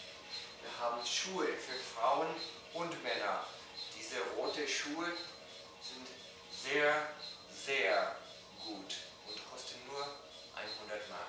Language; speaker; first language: German; non-native, learner; English